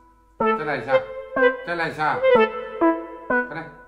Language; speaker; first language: Chinese; native; Chinese